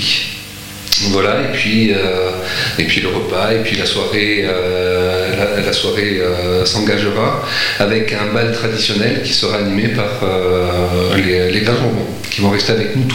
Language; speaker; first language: French; native; French